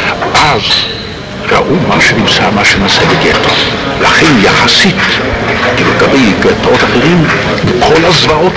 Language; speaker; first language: Hebrew; non-native, fluent; Polish